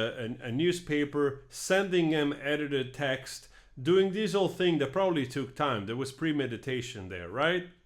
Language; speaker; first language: English; non-native, fluent; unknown